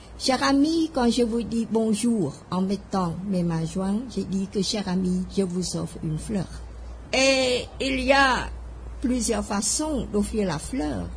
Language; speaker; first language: French; non-native, fluent; Khmer